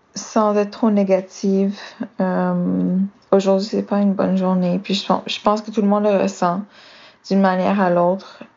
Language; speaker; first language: French; native; French